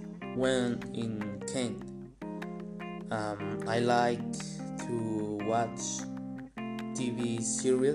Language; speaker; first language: English; non-native, learner; Spanish